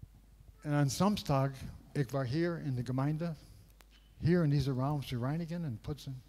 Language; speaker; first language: German; non-native, learner; English